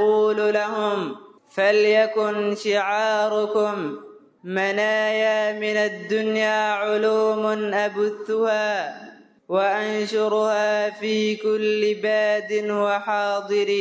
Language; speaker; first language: Arabic; non-native, local second language; Somali